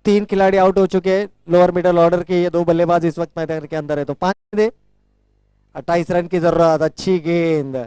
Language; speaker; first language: Hindi; non-native, local second language; Marathi